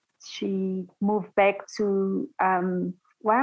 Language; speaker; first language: English; non-native, local second language; Tswana